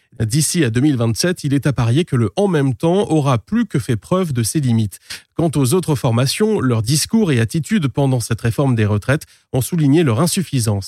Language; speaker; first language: French; native; French